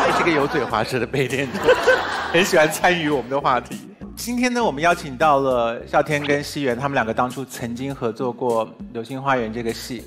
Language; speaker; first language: Chinese; native; Chinese